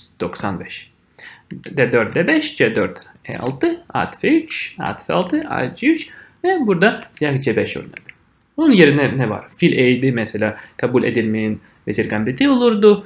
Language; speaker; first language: Turkish; non-native, fluent; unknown